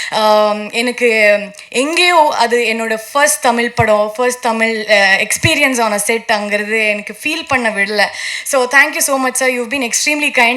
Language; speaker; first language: Tamil; non-native, learner; Kannada